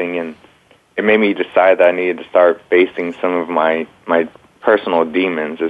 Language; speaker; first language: English; native; English